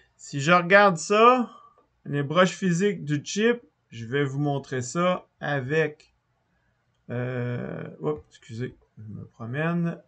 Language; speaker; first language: French; native; French